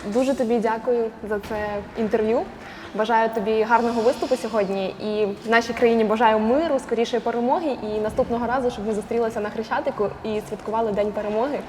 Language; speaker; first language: Ukrainian; native; Ukrainian